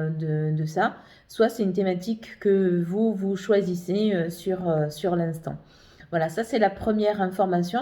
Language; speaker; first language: French; native; French